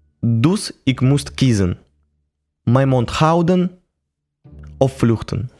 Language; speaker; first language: Dutch; non-native, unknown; Russian